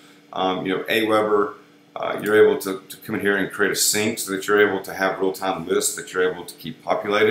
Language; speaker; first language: English; native; English